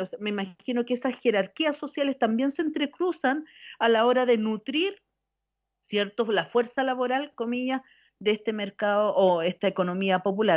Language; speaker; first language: Spanish; native; Spanish